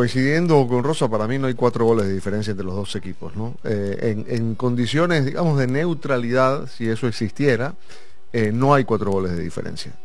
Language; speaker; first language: Spanish; native; Spanish